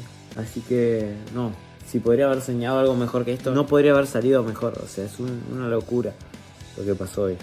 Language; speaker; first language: Spanish; native; Spanish